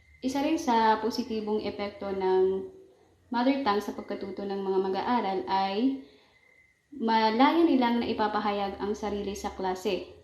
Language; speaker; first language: Filipino; non-native, local second language; Maranao